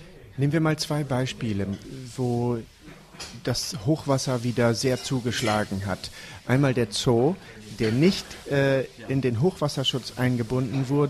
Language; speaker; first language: German; native; German